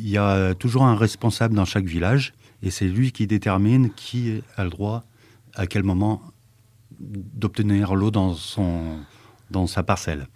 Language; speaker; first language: French; native; French